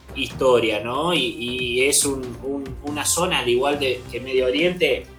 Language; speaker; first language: Spanish; native; Spanish